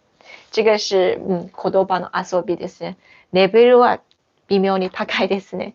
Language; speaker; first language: Japanese; non-native, fluent; Chinese